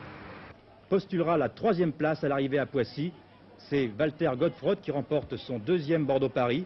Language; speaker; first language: French; native; French